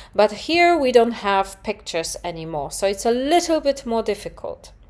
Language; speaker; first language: English; non-native, fluent; Polish